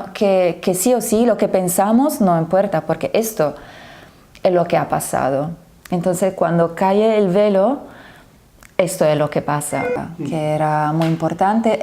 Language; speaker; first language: Spanish; non-native, fluent; Italian